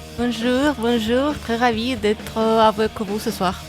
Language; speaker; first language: French; non-native, fluent; Russian